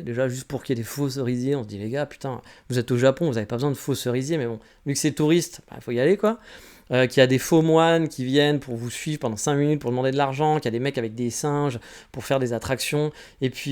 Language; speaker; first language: French; native; French